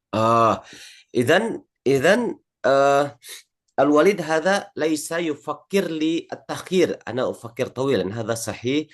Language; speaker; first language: Arabic; non-native, learner; Indonesian